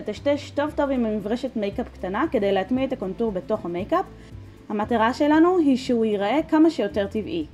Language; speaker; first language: Hebrew; native; Hebrew